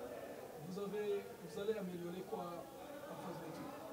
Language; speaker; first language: French; non-native, learner; Kinyarwanda